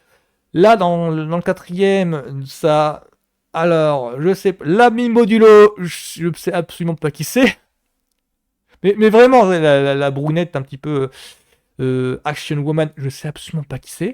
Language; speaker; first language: French; native; French